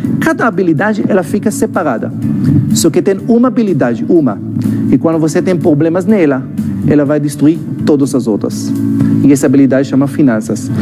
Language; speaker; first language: Portuguese; non-native, fluent; Hebrew